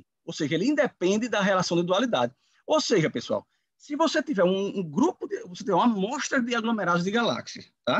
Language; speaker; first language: Portuguese; native; Portuguese